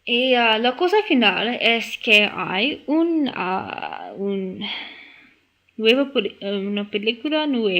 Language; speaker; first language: Spanish; non-native, learner; English